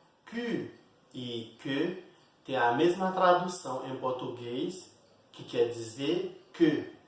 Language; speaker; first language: Portuguese; non-native, fluent; Haitian Creole